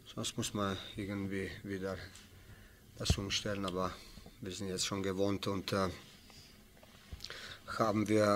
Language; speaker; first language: German; non-native, fluent; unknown